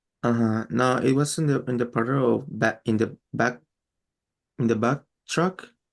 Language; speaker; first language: English; non-native, learner; Spanish